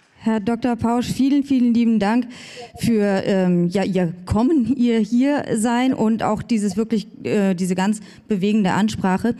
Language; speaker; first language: German; native; German